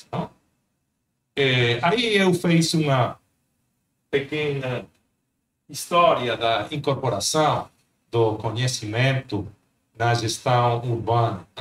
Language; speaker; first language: Portuguese; non-native, fluent; Spanish